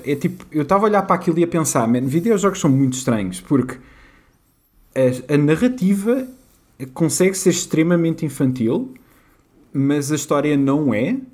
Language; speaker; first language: Portuguese; native; Portuguese